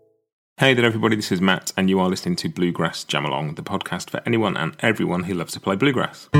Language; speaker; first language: English; native; English